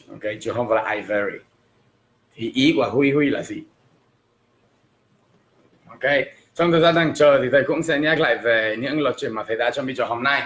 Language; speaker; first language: Vietnamese; non-native, fluent; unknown